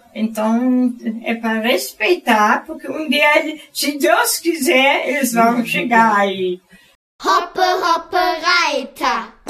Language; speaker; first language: Portuguese; non-native, fluent; German